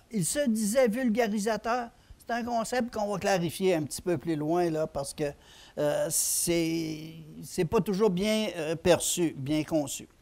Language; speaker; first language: French; native; French